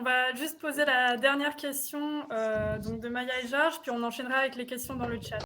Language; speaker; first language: French; native; French